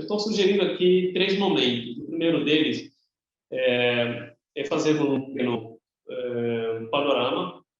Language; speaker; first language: Portuguese; native; Portuguese